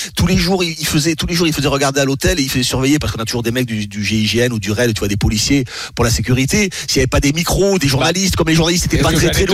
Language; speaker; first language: French; native; French